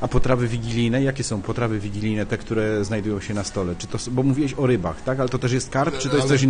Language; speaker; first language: Polish; native; Polish